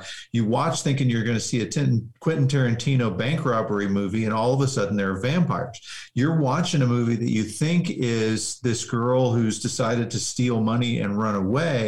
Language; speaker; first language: English; native; English